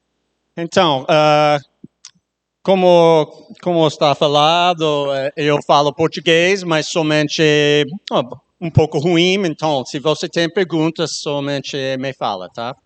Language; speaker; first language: Portuguese; non-native, learner; English